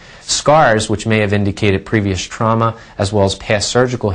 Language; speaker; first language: English; native; English